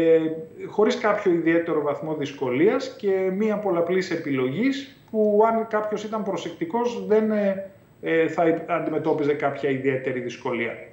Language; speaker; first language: Greek; native; Greek